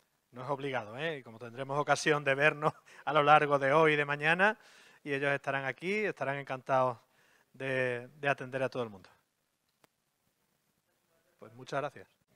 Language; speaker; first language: Spanish; native; Spanish